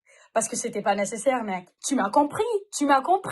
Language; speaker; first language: French; non-native, fluent; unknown